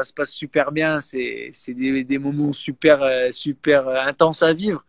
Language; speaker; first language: French; native; French